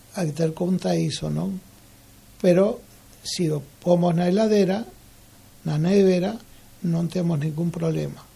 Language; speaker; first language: Galician; early bilingual, heritage; Galician